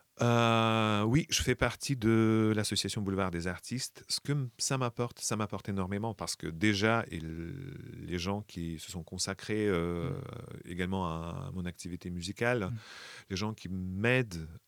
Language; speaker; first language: French; non-native, fluent; Russian